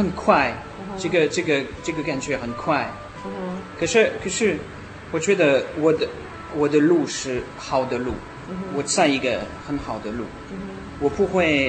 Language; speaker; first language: Chinese; non-native, learner; French